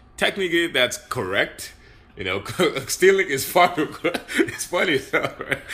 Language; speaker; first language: English; non-native, local second language; Yoruba